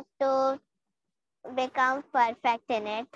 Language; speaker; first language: English; non-native, learner; Hindi